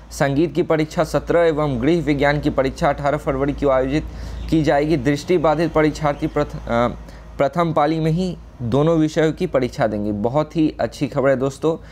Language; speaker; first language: Hindi; native; Hindi